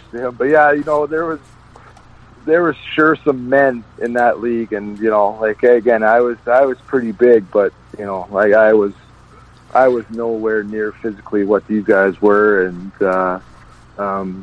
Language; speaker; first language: English; native; English